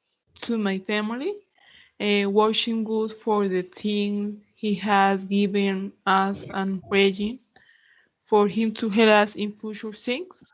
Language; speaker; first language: English; non-native, learner; Spanish